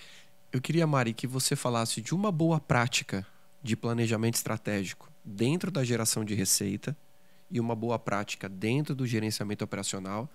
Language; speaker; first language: Portuguese; native; Portuguese